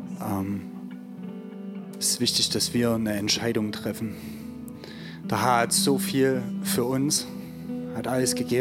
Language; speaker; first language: German; native; German